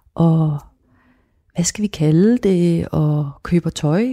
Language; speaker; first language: Danish; native; Danish